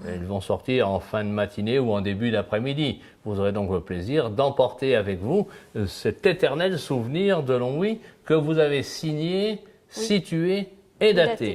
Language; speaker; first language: French; native; French